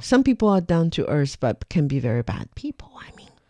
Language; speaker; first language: English; non-native, fluent; Chinese